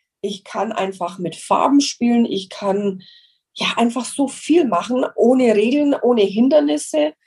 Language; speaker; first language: German; non-native, fluent; English